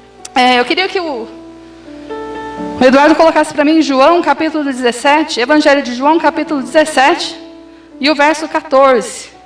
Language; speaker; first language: Portuguese; native; Portuguese